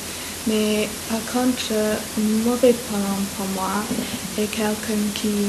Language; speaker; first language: French; non-native, learner; English